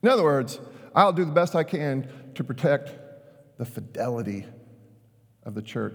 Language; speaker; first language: English; native; English